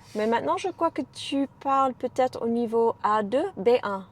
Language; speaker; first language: French; non-native, fluent; English